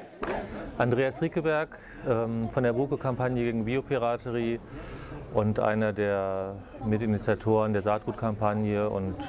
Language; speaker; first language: German; native; German